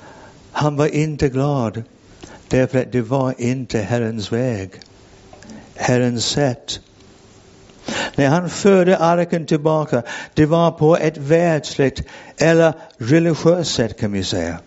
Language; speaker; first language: Swedish; non-native, fluent; English